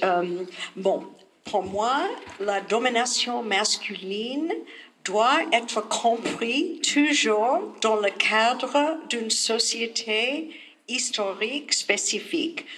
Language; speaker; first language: French; non-native, learner; English